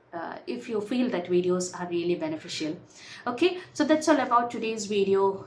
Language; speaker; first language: English; non-native, local second language; Malayalam